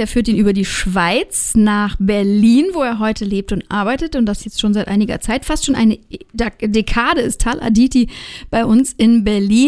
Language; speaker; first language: German; native; German